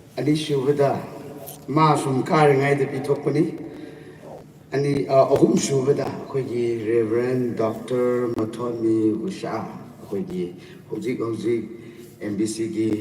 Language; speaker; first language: Manipuri; non-native, local second language; Rongmei Naga